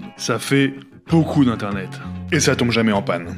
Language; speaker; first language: French; native; French